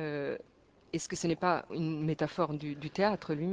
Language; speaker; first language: French; native; French